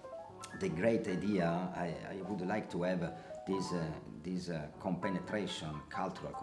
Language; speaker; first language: English; non-native, learner; Italian